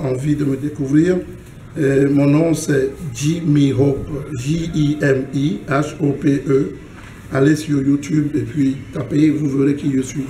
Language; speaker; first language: French; non-native, local second language; Ewe